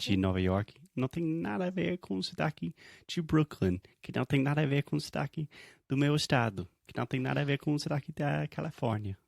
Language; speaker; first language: Portuguese; non-native, fluent; English